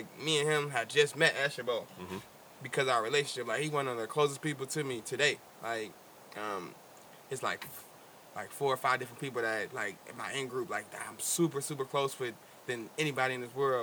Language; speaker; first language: English; native; English